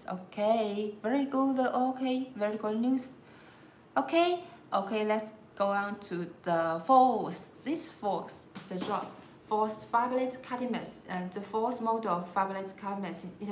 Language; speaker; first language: English; non-native, learner; Chinese